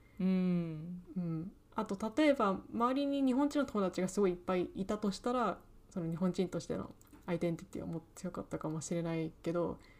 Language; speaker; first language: Japanese; early bilingual, heritage; Japanese